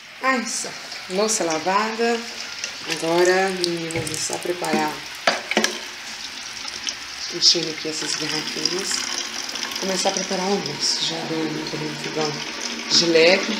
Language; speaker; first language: Portuguese; native; Portuguese